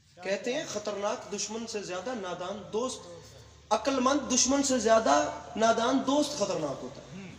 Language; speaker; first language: Urdu; non-native, local second language; Punjabi